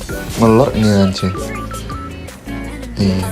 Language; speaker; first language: Indonesian; native; Indonesian